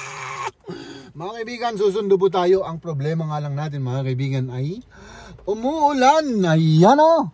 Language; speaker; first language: Filipino; native; Filipino